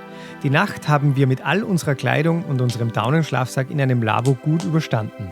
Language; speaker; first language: German; native; German